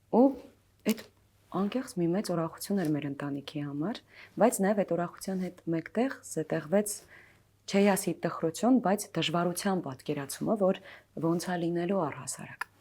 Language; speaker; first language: Armenian; native; Armenian